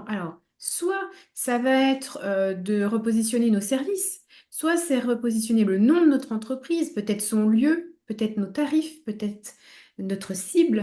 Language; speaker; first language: French; native; French